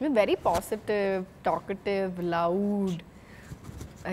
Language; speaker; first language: Telugu; non-native, fluent; Malayalam